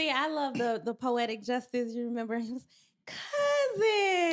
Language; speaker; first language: English; native; English